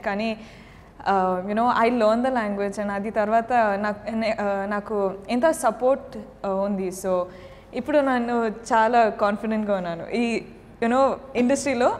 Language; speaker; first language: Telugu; non-native, learner; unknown